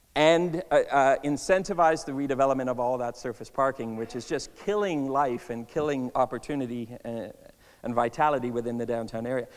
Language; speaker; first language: English; native; English